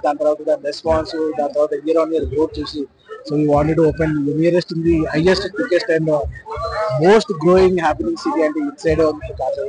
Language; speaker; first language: Telugu; native; Telugu